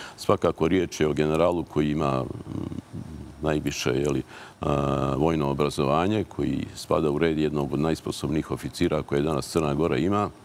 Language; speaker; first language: Croatian; native; Croatian